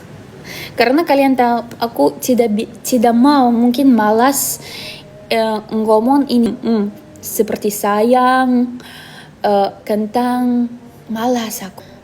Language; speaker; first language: Indonesian; non-native, fluent; Russian